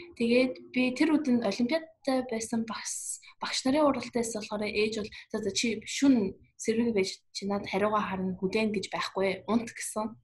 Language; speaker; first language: Mongolian; early bilingual, heritage; Mongolian